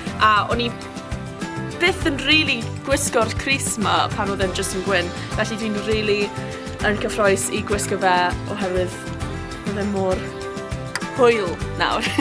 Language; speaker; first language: Welsh; non-native, local second language; English